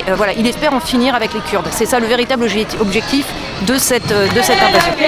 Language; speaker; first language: French; native; French